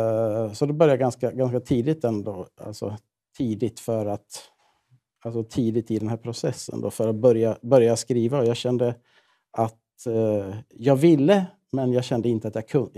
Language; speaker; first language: Swedish; native; Swedish